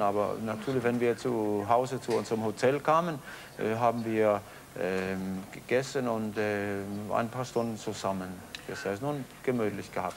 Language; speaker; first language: German; non-native, fluent; Danish